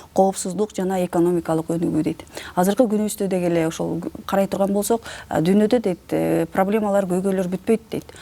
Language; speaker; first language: Kyrgyz; native; Kyrgyz